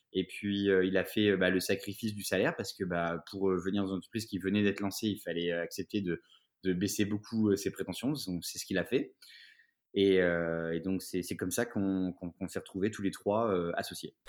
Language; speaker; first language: French; native; French